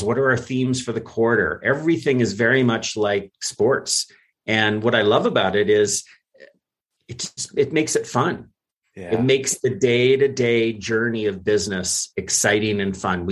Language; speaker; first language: English; native; English